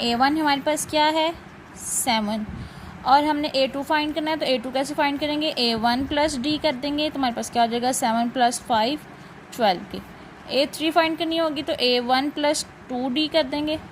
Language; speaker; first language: Hindi; non-native, local second language; Punjabi